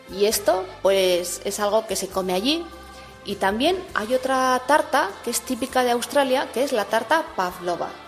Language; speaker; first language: Spanish; native; Spanish